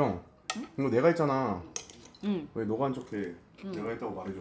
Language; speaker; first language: Korean; native; Korean